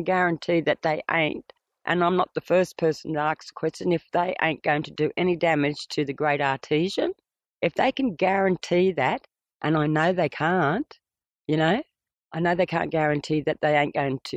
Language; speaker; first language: English; native; English